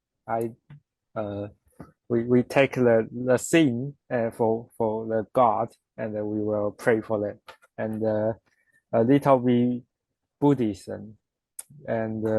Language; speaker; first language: English; non-native, learner; Chinese